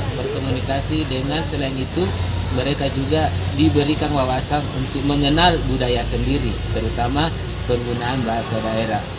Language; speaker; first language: Indonesian; native; Indonesian